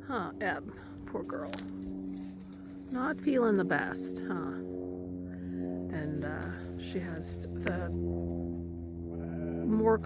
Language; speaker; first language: English; native; English